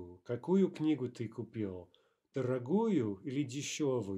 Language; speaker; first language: Russian; non-native, fluent; English